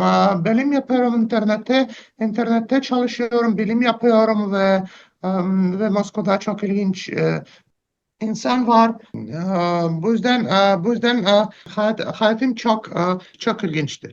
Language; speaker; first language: Turkish; non-native, learner; Russian